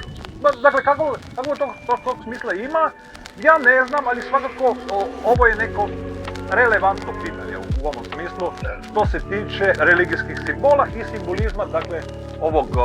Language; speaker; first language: Croatian; native; Croatian